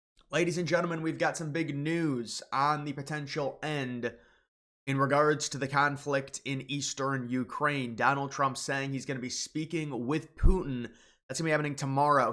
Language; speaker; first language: English; native; English